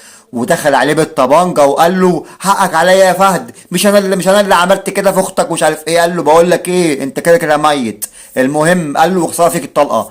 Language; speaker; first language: Arabic; native; Arabic